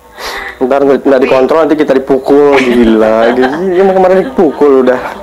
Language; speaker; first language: Indonesian; native; Indonesian